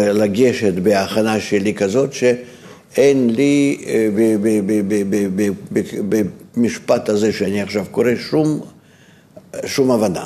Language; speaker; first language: Hebrew; non-native, fluent; Russian